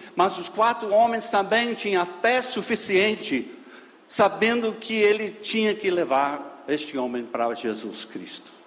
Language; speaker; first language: Portuguese; non-native, fluent; English